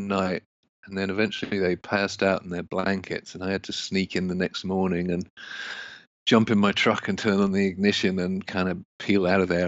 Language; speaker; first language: English; native; English